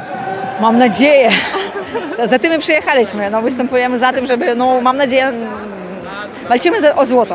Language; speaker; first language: Polish; non-native, learner; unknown